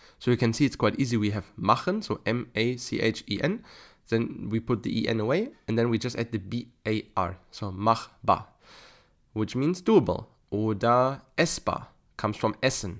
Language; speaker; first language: English; non-native, fluent; German